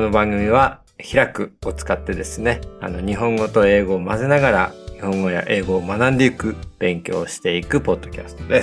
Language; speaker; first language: Japanese; native; Japanese